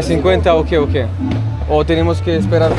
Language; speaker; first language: Spanish; non-native, learner; French